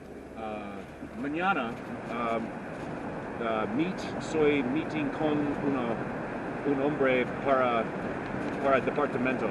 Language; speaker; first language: Spanish; non-native, learner; English